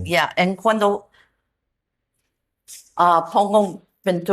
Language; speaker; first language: Spanish; non-native, learner; English